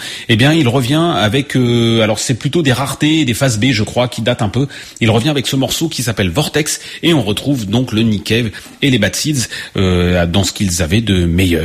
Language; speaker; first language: French; native; French